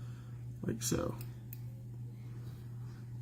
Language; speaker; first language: English; native; English